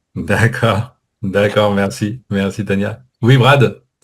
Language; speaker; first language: French; native; French